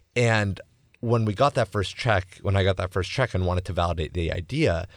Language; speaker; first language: English; native; English